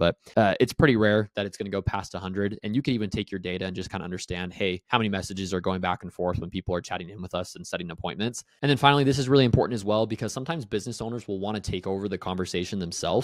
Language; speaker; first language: English; native; English